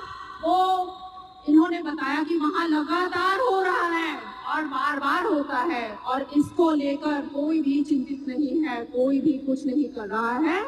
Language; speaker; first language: Hindi; native; Hindi